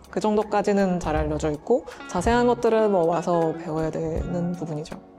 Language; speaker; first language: Korean; early bilingual, heritage; Russian